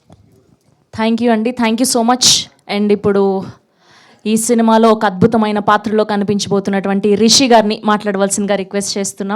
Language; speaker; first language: Telugu; native; Telugu